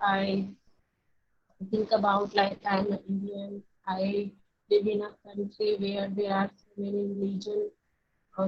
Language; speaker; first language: English; non-native, learner; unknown